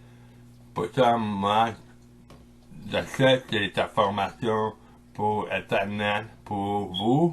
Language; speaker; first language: French; non-native, local second language; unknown